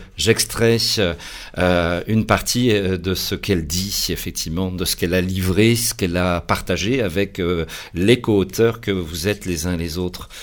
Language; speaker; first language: French; native; French